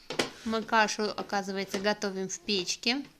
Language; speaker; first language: Russian; native; Russian